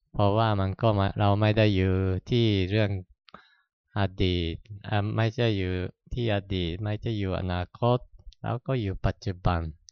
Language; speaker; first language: Thai; non-native, fluent; Japanese